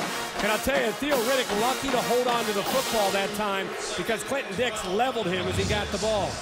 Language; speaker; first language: English; native; English